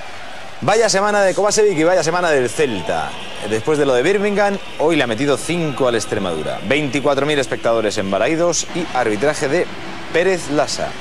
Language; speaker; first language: Spanish; native; Spanish